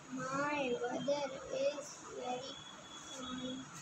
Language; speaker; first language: English; non-native, learner; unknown